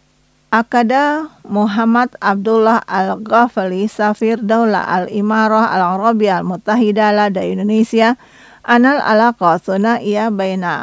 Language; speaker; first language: Arabic; non-native, fluent; Indonesian